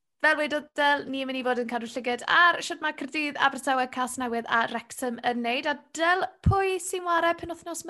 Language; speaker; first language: Welsh; native; Welsh